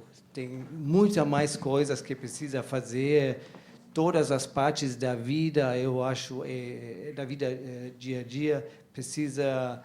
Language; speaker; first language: Portuguese; non-native, learner; German